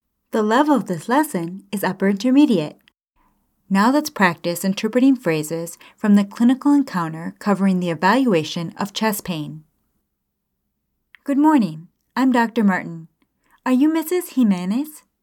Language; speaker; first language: English; native; English